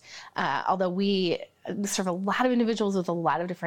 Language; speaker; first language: English; native; English